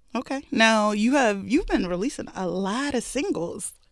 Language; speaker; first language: English; native; English